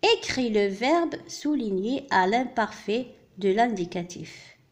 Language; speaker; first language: French; non-native, local second language; Arabic